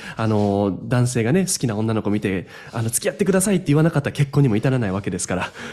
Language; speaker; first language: Japanese; native; Japanese